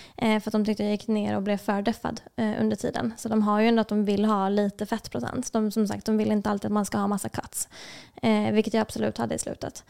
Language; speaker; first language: Swedish; native; Swedish